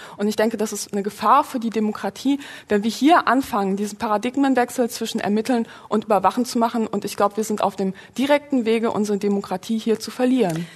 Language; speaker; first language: German; early bilingual, other home language; Polish